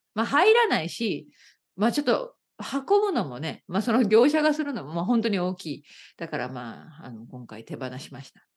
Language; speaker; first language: Japanese; native; Japanese